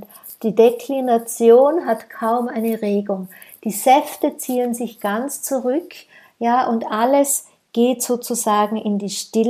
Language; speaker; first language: German; native; German